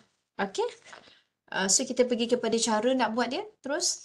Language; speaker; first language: Malay; native; Malay